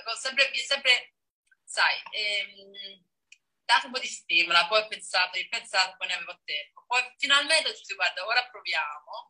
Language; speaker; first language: Italian; non-native, fluent; Danish